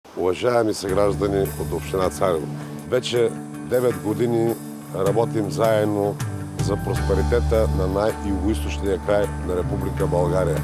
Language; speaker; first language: Bulgarian; native; Bulgarian